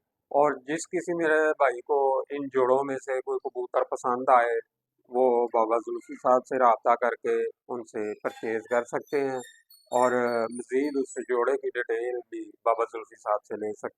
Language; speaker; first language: Hindi; non-native, local second language; Punjabi